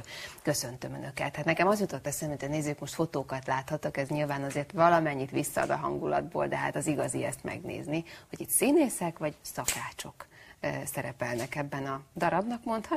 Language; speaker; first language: Hungarian; native; Hungarian